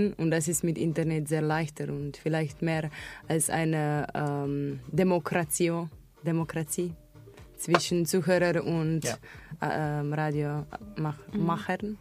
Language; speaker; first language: German; non-native, learner; Slovenian